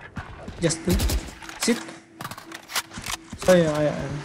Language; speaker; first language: English; non-native, learner; Indonesian